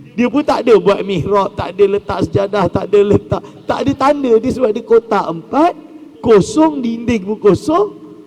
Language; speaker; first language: Malay; native; Malay